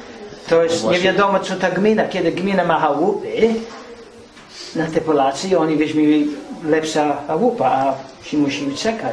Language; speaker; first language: Polish; early bilingual, heritage; English